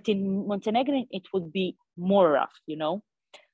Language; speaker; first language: English; non-native, fluent; Serbian